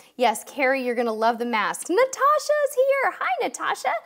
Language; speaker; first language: English; native; English